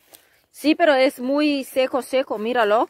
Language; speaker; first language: Spanish; non-native, fluent; Russian